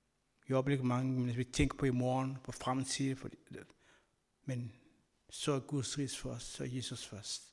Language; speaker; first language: Danish; non-native, learner; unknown